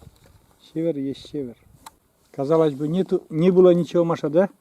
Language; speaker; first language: Russian; native; Russian